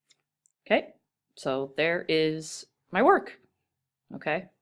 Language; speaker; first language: English; native; English